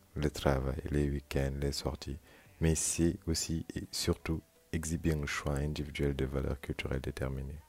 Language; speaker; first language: French; non-native, local second language; Wolof